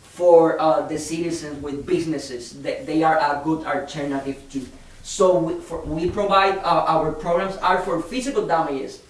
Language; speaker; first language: English; non-native, fluent; Spanish